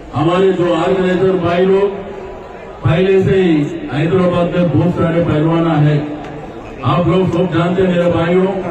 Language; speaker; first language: Hindi; non-native, local second language; Telugu